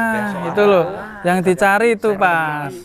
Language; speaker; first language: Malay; non-native, local second language; Javanese